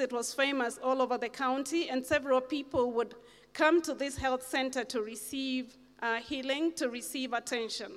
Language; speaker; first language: English; non-native, local second language; Kamba